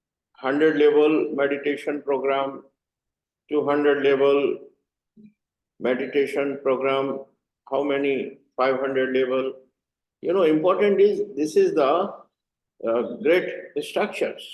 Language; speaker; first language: English; non-native, learner; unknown